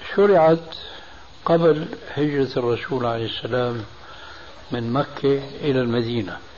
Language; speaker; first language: Arabic; early bilingual, other home language; Albanian